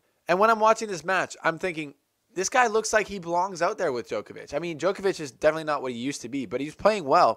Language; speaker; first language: English; native; English